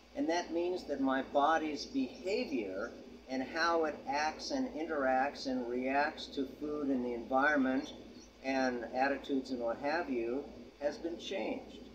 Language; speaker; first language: English; native; English